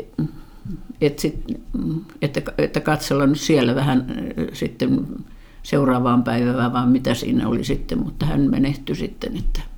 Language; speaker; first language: Finnish; native; Finnish